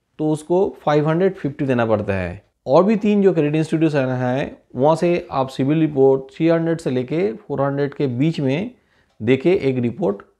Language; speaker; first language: Hindi; non-native, local second language; Bangla